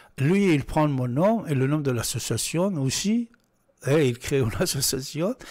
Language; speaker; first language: French; non-native, fluent; Persian